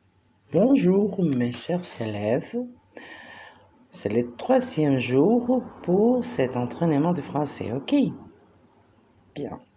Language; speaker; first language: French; non-native, fluent; Spanish